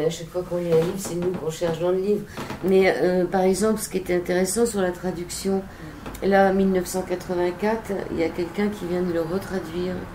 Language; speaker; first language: French; native; French